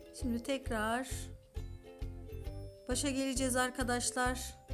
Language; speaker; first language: Turkish; native; Turkish